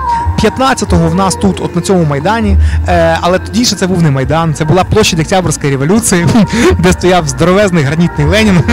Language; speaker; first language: Ukrainian; native; Ukrainian